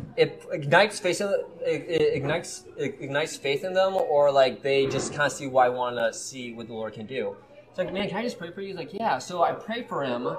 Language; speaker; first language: English; native; English